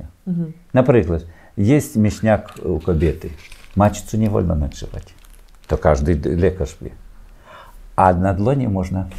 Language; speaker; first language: Polish; non-native, learner; Ukrainian